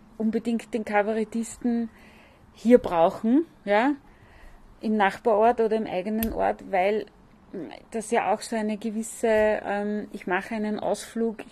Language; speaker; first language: German; native; German